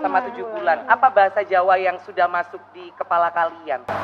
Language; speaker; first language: Indonesian; native; Indonesian